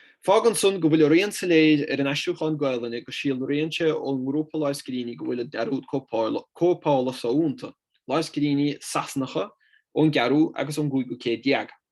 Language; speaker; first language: Irish; non-native, fluent; Italian